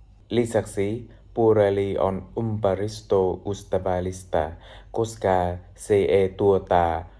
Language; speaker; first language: Finnish; non-native, learner; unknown